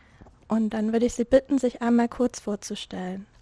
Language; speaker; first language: German; native; German